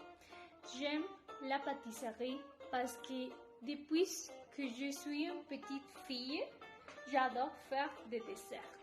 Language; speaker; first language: French; non-native, learner; Spanish